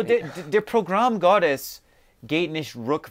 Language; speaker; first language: German; non-native, fluent; English